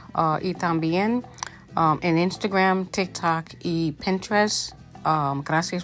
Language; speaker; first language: Spanish; early bilingual, heritage; English